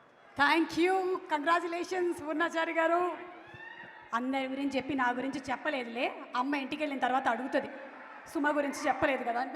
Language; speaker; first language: Telugu; native; Telugu